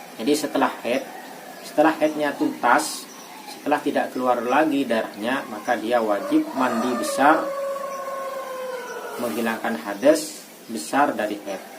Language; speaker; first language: Indonesian; native; Indonesian